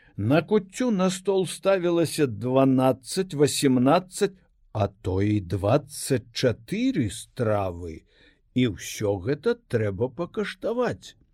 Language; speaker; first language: Belarusian; non-native, local second language; Russian